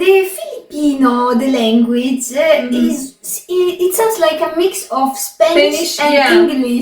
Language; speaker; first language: English; non-native, fluent; Arabic